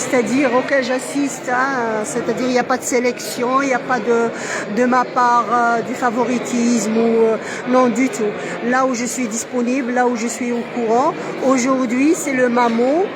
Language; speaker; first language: French; non-native, local second language; Arabic